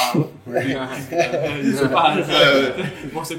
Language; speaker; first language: French; non-native, learner; Portuguese